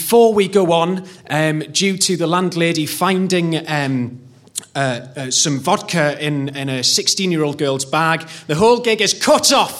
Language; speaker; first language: English; native; English